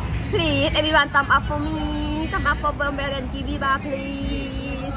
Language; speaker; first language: English; non-native, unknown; Thai